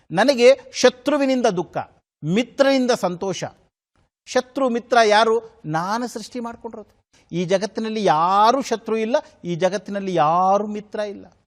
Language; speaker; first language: Kannada; native; Kannada